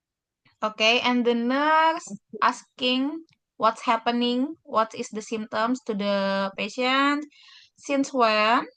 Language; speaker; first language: English; non-native, fluent; Indonesian